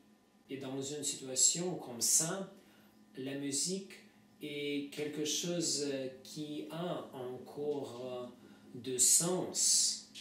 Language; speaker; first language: French; non-native, fluent; Russian